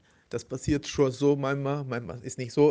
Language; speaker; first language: German; non-native, fluent; Spanish